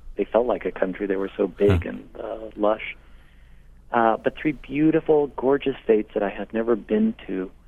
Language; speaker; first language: English; non-native, fluent; Spanish